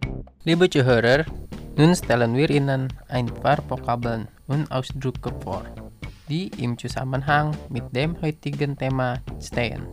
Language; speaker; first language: German; non-native, fluent; Indonesian